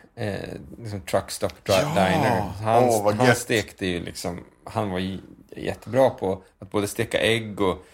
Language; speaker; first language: Swedish; native; Swedish